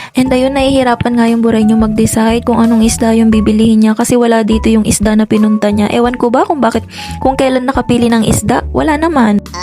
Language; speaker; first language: Filipino; native; Filipino